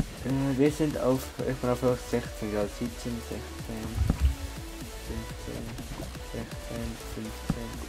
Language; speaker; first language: German; native; German